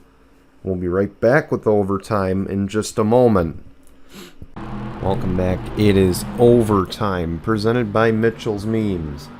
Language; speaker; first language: English; native; English